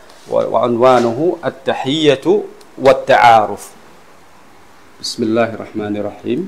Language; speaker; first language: Arabic; non-native, fluent; Western Cham